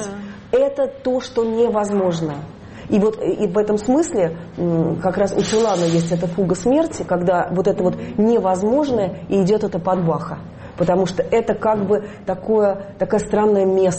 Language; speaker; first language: Russian; native; Russian